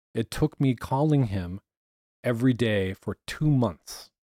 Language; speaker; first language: English; native; English